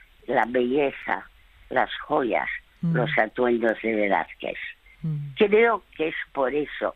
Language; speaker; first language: Spanish; early bilingual, other home language; French